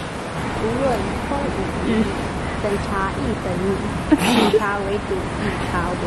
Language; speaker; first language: Chinese; native; Chinese